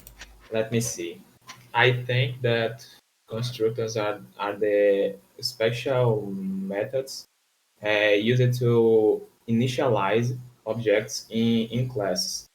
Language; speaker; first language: English; non-native, learner; Portuguese